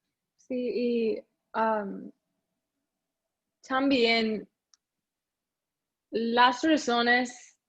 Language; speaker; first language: Spanish; non-native, learner; English